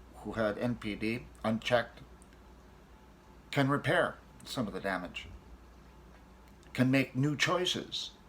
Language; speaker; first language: English; native; English